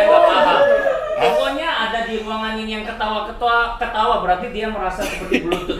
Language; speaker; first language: Indonesian; native; Indonesian